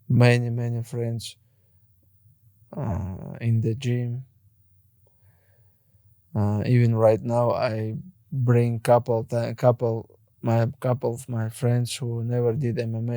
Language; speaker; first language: English; non-native, learner; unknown